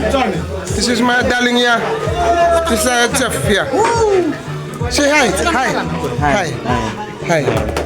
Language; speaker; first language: English; non-native, local second language; Fijian